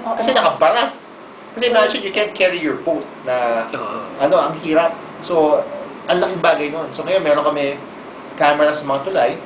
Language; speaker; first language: Filipino; native; Filipino